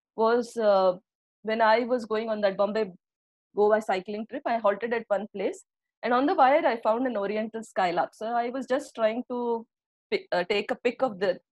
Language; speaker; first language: English; non-native, local second language; Marathi